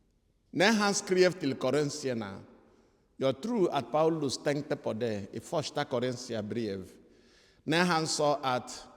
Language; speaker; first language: Swedish; non-native, fluent; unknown